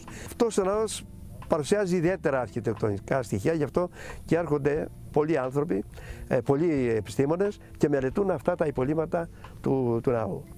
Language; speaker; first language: Greek; native; Greek